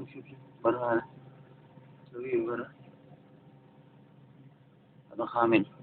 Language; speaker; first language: Arabic; non-native, learner; Filipino